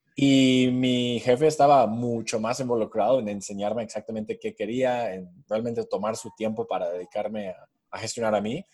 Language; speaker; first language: Spanish; non-native, fluent; English